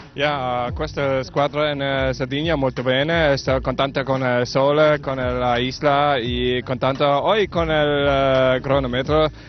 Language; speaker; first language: Italian; non-native, learner; German